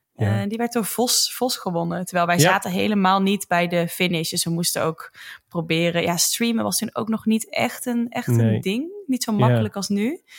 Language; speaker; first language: Dutch; native; Dutch